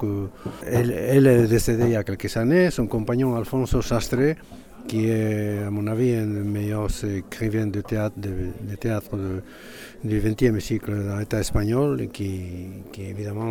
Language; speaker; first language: French; non-native, fluent; Basque